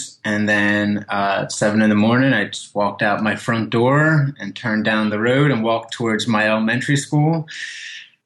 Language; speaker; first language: English; native; English